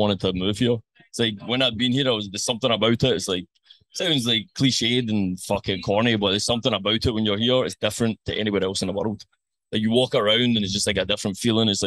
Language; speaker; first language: English; native; English